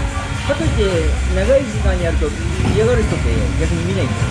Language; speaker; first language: Japanese; native; Japanese